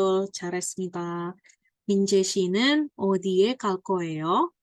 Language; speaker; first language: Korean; non-native, fluent; Indonesian